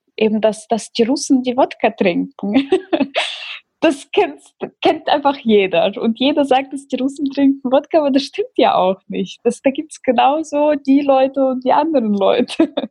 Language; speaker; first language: German; early bilingual, other home language; Russian